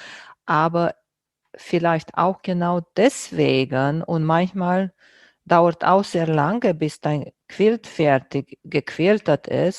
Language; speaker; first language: German; non-native, fluent; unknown